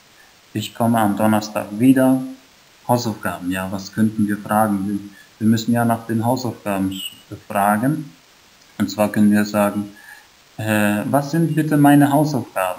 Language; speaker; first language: German; non-native, fluent; Albanian